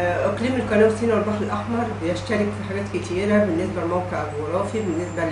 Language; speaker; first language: Arabic; native; Arabic